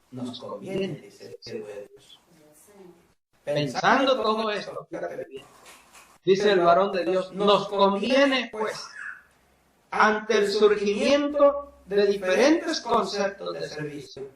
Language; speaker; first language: Spanish; native; Spanish